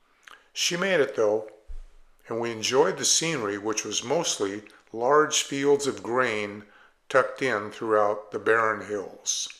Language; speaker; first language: English; native; English